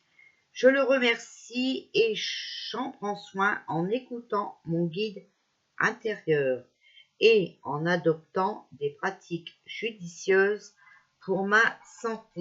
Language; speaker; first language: French; native; French